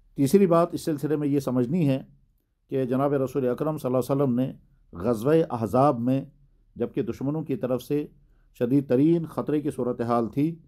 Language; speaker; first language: Urdu; non-native, local second language; Kashmiri